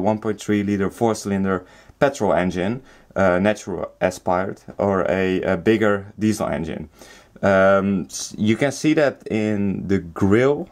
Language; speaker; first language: English; non-native, fluent; Dutch